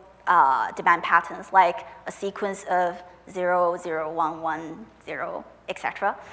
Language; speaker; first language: English; non-native, fluent; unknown